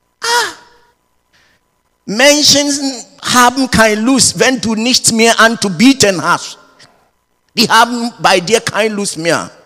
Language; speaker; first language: German; non-native, learner; English